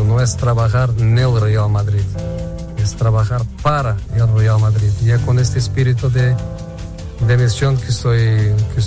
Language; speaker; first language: Spanish; non-native, fluent; Portuguese